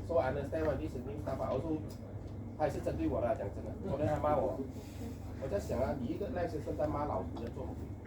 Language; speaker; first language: Chinese; native; Chinese